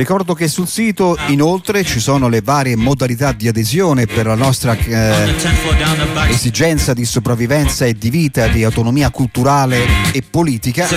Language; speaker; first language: Italian; native; Italian